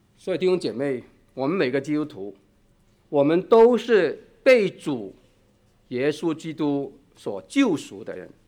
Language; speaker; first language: Chinese; non-native, local second language; Cantonese